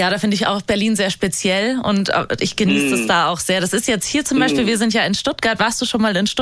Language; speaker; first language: German; native; German